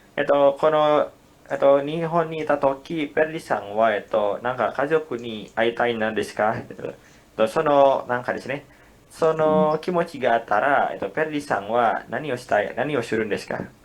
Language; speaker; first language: Japanese; non-native, learner; Indonesian